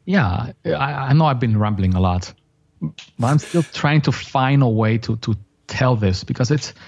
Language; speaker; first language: English; non-native, fluent; Spanish